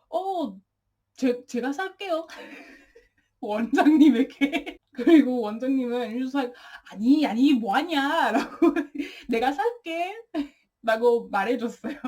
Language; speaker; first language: Korean; non-native, learner; English